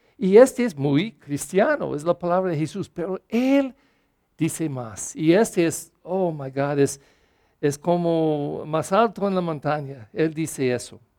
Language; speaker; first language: Spanish; non-native, fluent; English